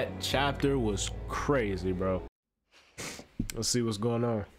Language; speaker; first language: English; native; English